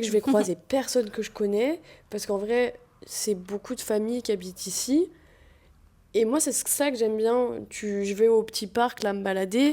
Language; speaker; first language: French; native; French